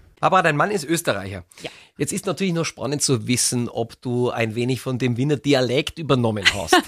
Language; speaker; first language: German; native; German